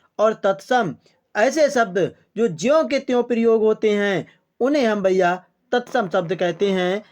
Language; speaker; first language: Hindi; native; Hindi